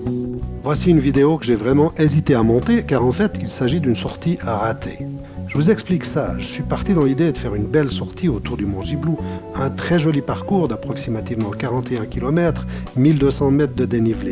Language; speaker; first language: French; native; French